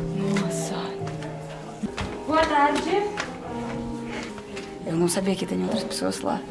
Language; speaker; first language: Portuguese; non-native, fluent; Russian